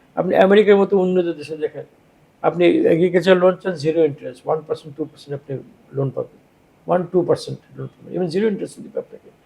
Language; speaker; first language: Bangla; native; Bangla